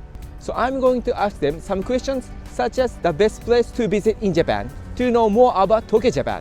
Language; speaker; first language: English; non-native, learner; Japanese